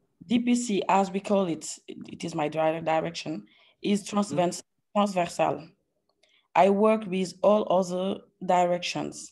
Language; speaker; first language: English; non-native, learner; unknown